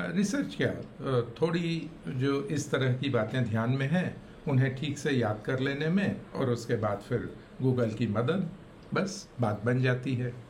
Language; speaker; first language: Hindi; native; Hindi